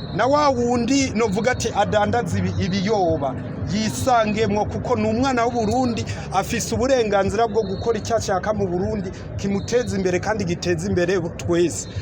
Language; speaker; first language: Rundi; early bilingual, heritage; Rundi